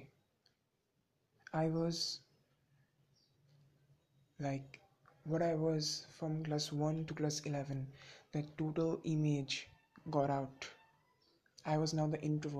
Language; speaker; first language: English; non-native, local second language; Bangla